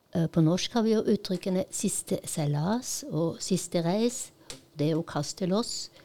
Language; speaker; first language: Norwegian; non-native, fluent; Polish